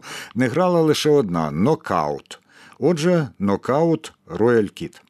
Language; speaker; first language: Ukrainian; native; Ukrainian